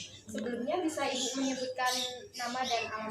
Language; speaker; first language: Indonesian; native; Indonesian